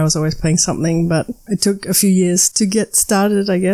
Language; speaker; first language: English; native; English